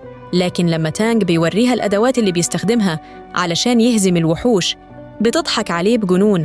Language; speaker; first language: Arabic; native; Arabic